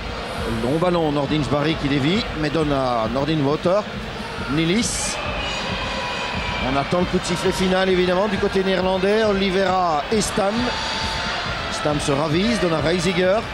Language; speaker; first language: French; native; French